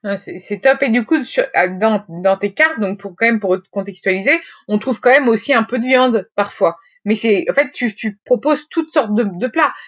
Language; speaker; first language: French; native; French